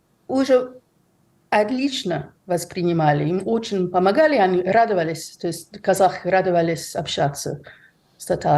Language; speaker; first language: Russian; non-native, fluent; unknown